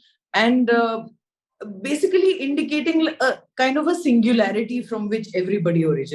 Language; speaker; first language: English; non-native, local second language; Hindi